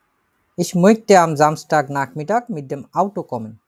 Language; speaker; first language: German; non-native, fluent; Bangla